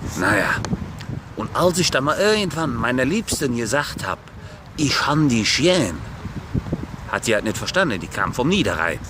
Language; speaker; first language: German; native; German